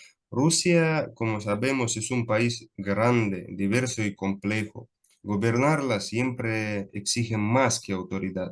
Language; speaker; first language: Spanish; non-native, fluent; Russian